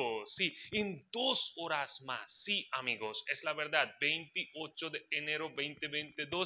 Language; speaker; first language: Spanish; non-native, fluent; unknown